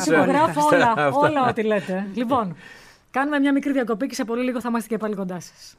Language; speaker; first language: Greek; native; Greek